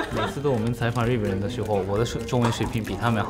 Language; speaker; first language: Chinese; non-native, fluent; Japanese